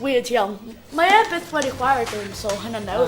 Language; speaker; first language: Welsh; non-native, local second language; English